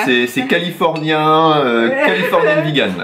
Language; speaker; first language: French; native; French